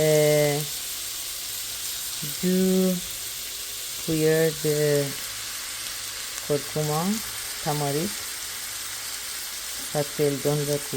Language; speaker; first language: French; non-native, learner; Persian